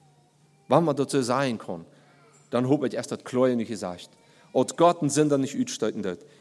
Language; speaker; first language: German; non-native, learner; Plautdietsch